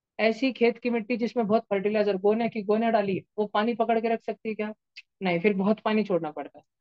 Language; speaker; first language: Hindi; non-native, local second language; Marathi